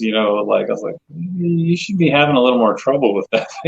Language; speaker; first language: English; native; English